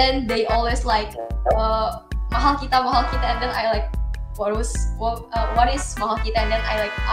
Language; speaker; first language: English; non-native, learner; Indonesian